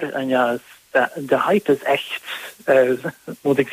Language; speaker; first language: Dutch; non-native, fluent; English